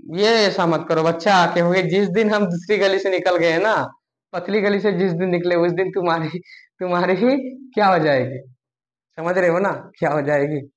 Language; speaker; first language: Hindi; non-native, local second language; Bangla